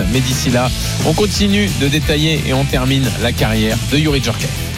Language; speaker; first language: French; native; French